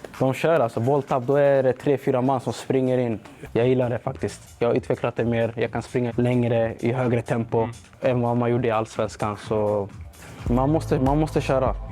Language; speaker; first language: Swedish; native; Swedish